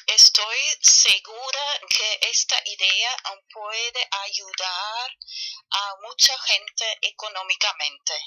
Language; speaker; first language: Spanish; non-native, fluent; German